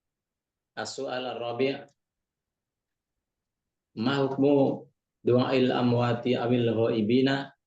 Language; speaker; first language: Arabic; non-native, learner; Indonesian